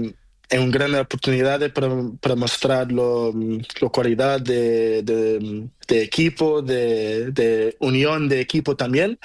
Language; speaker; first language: Spanish; non-native, learner; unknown